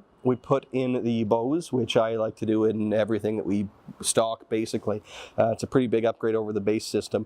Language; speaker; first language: English; native; English